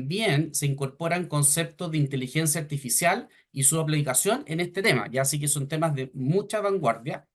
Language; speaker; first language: Spanish; native; Spanish